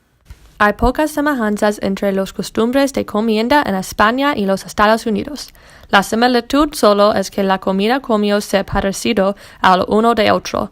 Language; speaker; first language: Spanish; non-native, learner; English